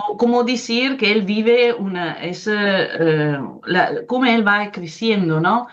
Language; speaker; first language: Spanish; non-native, fluent; Italian